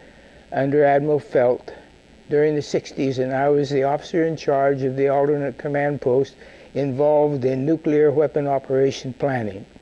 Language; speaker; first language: English; native; English